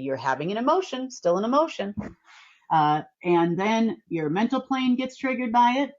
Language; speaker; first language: English; native; English